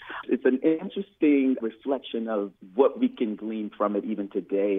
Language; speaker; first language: English; native; English